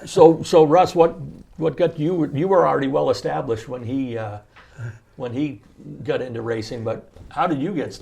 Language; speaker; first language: English; native; English